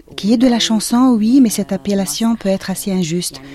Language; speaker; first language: French; non-native, fluent; Arabic